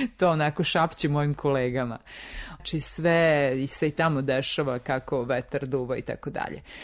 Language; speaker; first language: Serbian; native; Serbian